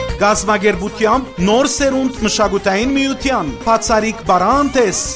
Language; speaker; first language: Armenian; native; Armenian